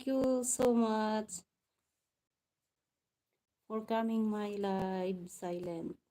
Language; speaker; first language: English; non-native, local second language; Filipino